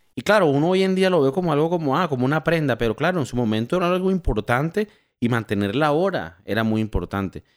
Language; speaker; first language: Spanish; native; Spanish